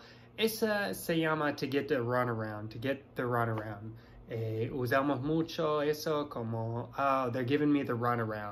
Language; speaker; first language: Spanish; non-native, fluent; English